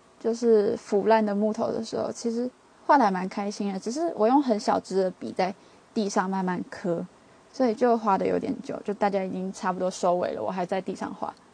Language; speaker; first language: Chinese; native; Chinese